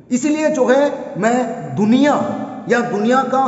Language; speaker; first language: Hindi; non-native, local second language; Kannada